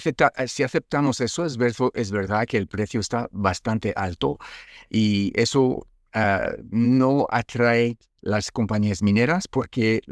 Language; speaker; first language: Spanish; non-native, fluent; French